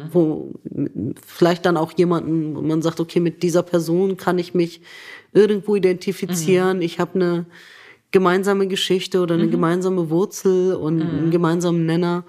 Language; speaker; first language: German; native; German